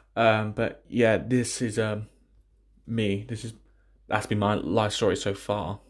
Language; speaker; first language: English; native; English